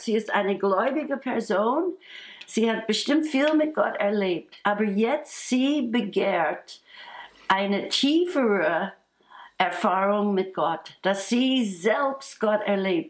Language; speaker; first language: German; non-native, fluent; English